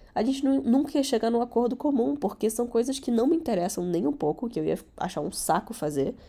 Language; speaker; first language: Portuguese; early bilingual, other home language; Catalan